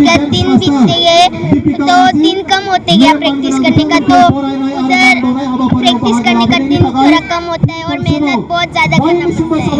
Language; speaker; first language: Hindi; non-native, local second language; Bodo